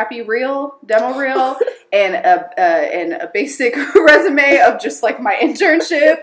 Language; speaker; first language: English; early bilingual, other home language; Amharic